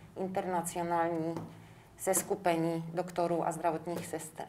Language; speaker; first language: Czech; non-native, fluent; Polish